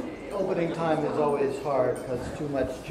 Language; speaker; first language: English; non-native, learner; Japanese